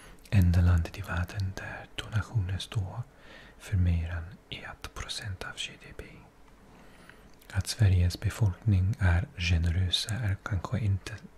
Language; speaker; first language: Swedish; non-native, learner; Welsh